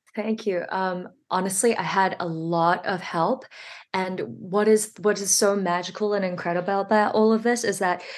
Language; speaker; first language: English; native; English